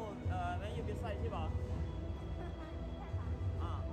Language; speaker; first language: Chinese; non-native, learner; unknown